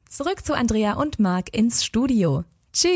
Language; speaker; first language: German; native; German